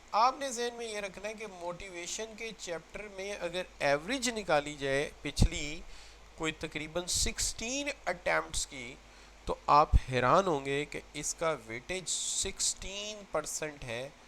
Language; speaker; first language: Urdu; native; Urdu